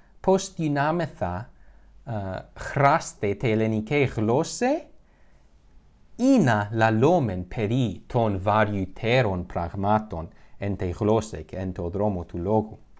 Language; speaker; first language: Greek; non-native, learner; English